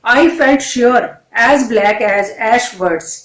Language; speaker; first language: English; non-native, local second language; Punjabi